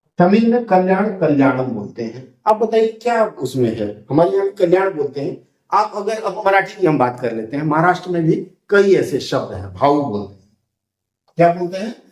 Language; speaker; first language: Hindi; native; Hindi